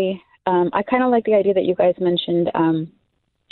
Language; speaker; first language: English; native; English